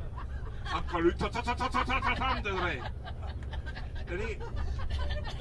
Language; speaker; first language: Italian; native; Italian